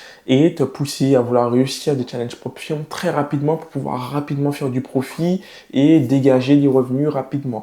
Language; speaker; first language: French; native; French